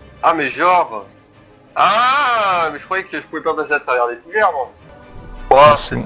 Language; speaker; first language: French; native; French